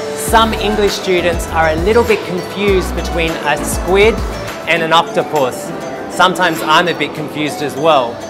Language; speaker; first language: English; native; English